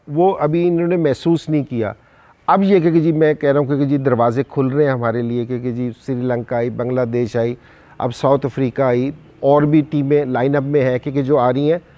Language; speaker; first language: Urdu; non-native, local second language; Punjabi